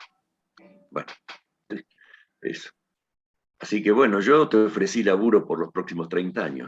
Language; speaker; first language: Spanish; native; Spanish